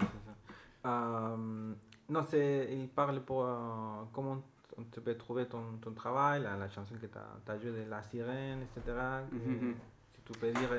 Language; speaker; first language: French; non-native, learner; Spanish